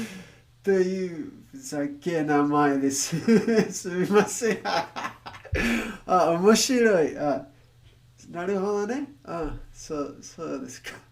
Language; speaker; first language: Japanese; non-native, learner; Spanish